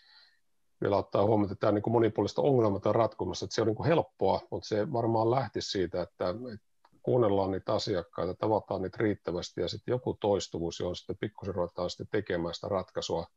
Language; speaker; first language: Finnish; native; Finnish